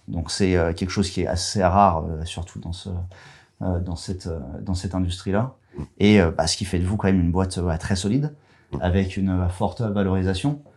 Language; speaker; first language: French; native; French